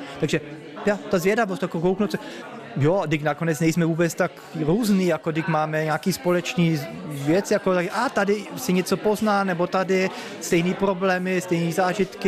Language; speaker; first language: Czech; early bilingual, heritage; Czech